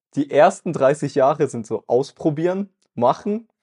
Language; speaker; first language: German; early bilingual, other home language; Russian